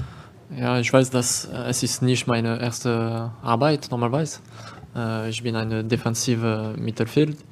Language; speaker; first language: German; non-native, learner; French